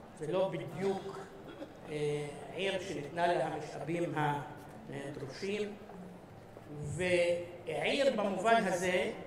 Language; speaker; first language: Hebrew; non-native, local second language; Arabic